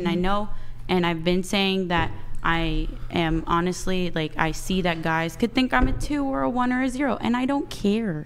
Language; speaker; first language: English; early bilingual, other home language; Portuguese